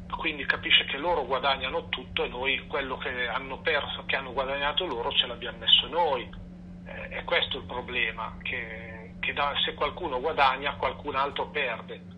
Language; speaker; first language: Italian; native; Italian